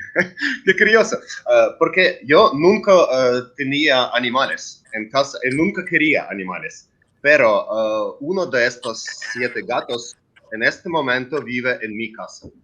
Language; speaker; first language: Spanish; non-native, learner; Ukrainian